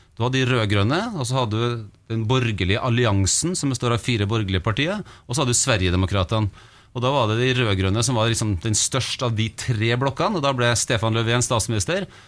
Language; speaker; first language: Norwegian; native; Norwegian